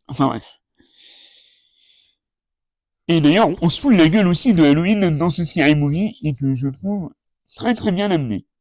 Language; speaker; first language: French; native; French